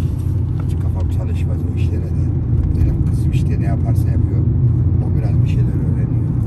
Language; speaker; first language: Turkish; native; Turkish